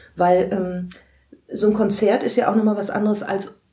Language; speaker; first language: German; native; German